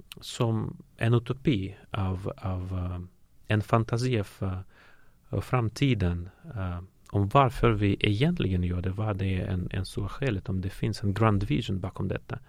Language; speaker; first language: Swedish; non-native, fluent; Russian